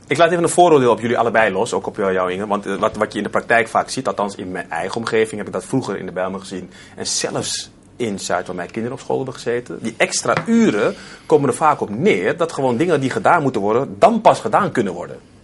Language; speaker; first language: Dutch; native; Dutch